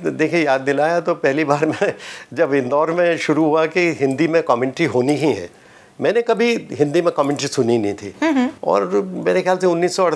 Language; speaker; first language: Hindi; native; Hindi